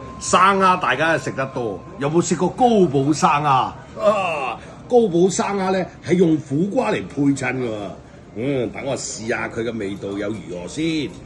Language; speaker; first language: Cantonese; early bilingual, other home language; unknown